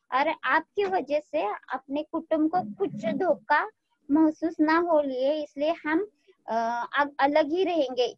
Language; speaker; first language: Hindi; non-native, local second language; Marathi